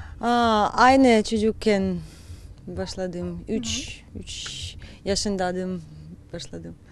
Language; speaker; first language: Turkish; non-native, learner; Russian